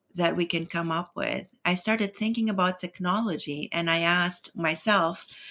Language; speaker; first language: English; non-native, fluent; Greek